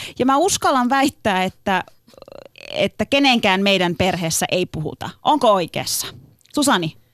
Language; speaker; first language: Finnish; early bilingual, other home language; Turkish